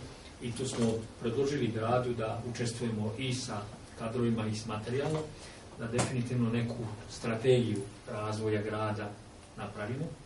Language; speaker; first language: Serbian; native; Serbian